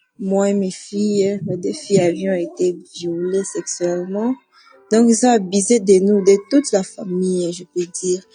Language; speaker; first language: French; non-native, local second language; Swahili